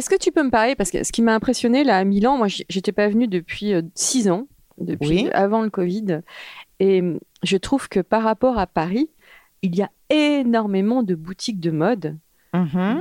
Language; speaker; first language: French; native; French